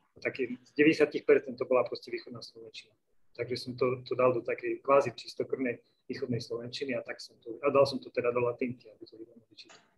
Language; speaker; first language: Slovak; native; Slovak